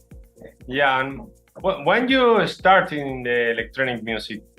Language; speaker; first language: English; non-native, learner; Spanish